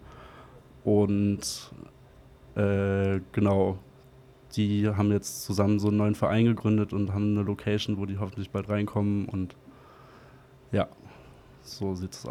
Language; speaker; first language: German; native; German